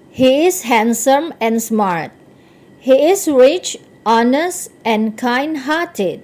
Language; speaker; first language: English; non-native, fluent; Indonesian